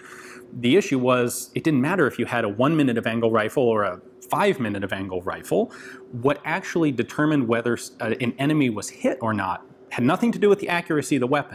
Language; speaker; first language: English; native; English